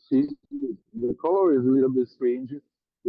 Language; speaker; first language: English; non-native, learner; Italian